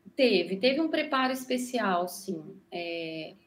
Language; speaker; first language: Portuguese; native; Portuguese